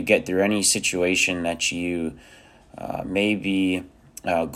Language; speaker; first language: English; native; English